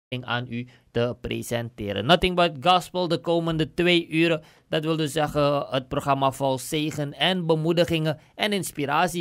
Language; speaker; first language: Dutch; native; Dutch